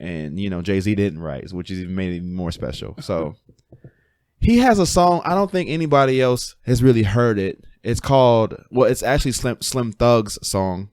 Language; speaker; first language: English; native; English